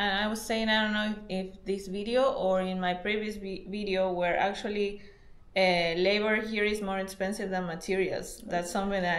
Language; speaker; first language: English; non-native, fluent; Spanish